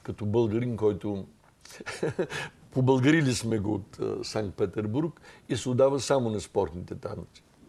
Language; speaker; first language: Bulgarian; native; Bulgarian